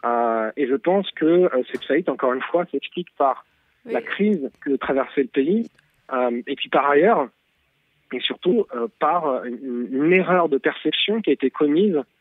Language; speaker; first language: French; native; French